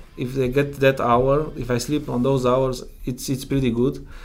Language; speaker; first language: English; non-native, fluent; Romanian